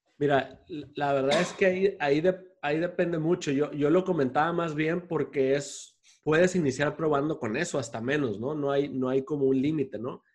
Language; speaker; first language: Spanish; native; Spanish